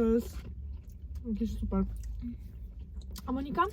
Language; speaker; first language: Polish; native; Polish